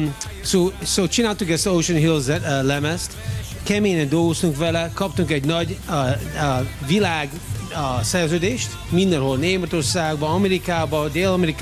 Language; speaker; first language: Hungarian; early bilingual, heritage; English